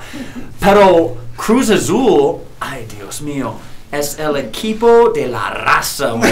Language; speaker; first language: Spanish; non-native, learner; English